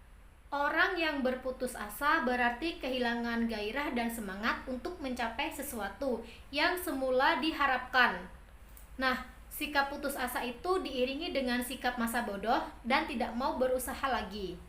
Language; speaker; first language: Indonesian; native; Indonesian